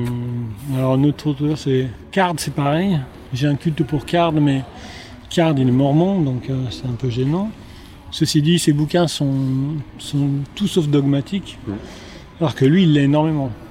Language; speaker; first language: French; native; French